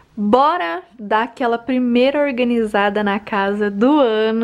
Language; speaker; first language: Portuguese; native; Portuguese